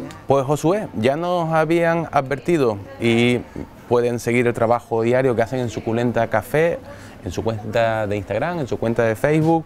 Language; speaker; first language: Spanish; native; Spanish